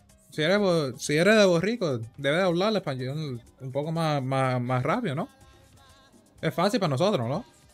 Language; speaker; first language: Spanish; early bilingual, heritage; Spanish